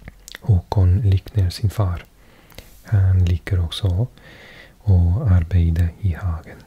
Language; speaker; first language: Norwegian; non-native, learner; English